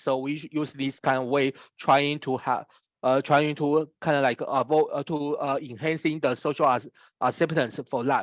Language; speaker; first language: English; non-native, fluent; Chinese